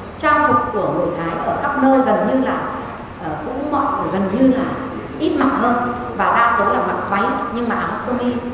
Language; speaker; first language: Vietnamese; non-native, local second language; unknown